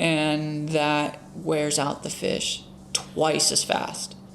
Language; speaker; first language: English; native; English